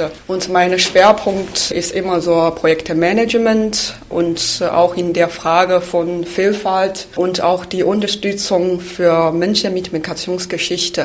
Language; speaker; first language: German; non-native, fluent; Chinese